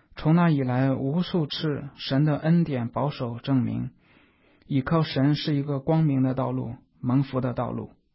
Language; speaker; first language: Chinese; native; Chinese